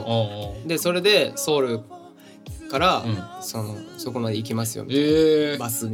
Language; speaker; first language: Japanese; native; Japanese